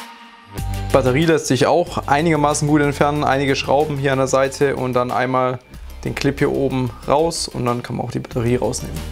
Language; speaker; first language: German; native; German